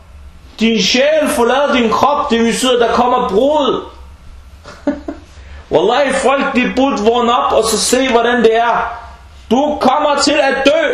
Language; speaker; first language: Danish; early bilingual, other home language; Arabic